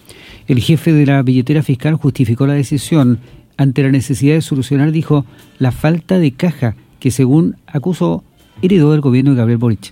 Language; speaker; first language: Spanish; native; Spanish